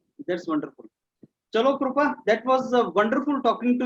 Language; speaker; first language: English; non-native, local second language; Hindi